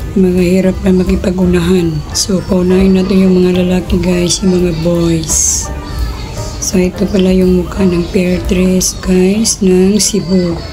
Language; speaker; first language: Filipino; non-native, local second language; Cebuano